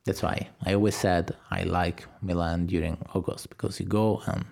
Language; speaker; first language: English; non-native, fluent; Italian